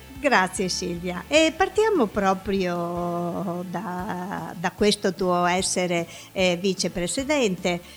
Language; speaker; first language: Italian; native; Italian